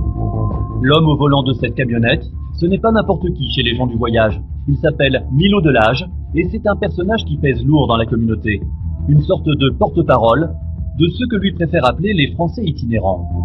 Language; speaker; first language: French; native; French